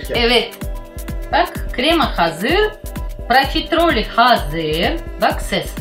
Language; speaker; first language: Turkish; non-native, learner; Russian